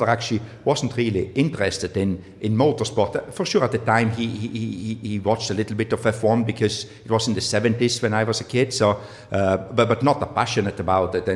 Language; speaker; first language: English; non-native, fluent; German